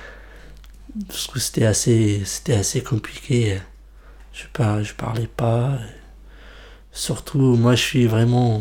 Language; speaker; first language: French; non-native, fluent; Kurdish